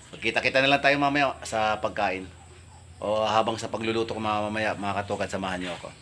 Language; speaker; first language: Filipino; native; Filipino